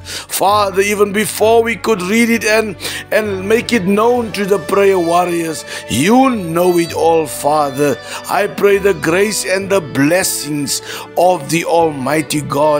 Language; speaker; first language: English; non-native, local second language; Afrikaans